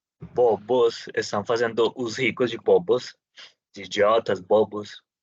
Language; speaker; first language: Portuguese; non-native, fluent; Spanish